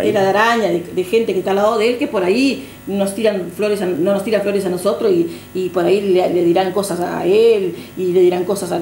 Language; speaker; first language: Spanish; native; Spanish